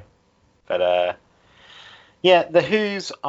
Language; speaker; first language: English; native; English